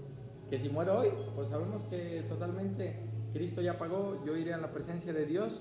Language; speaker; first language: Spanish; native; Spanish